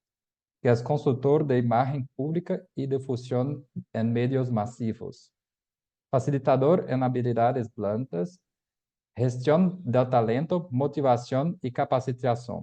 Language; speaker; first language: Spanish; non-native, fluent; Portuguese